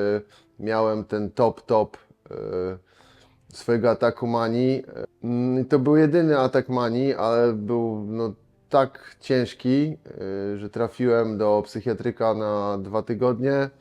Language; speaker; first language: Polish; native; Polish